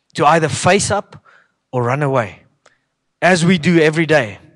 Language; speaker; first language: English; non-native, local second language; Afrikaans